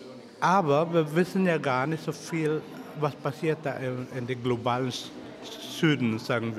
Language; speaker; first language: German; non-native, fluent; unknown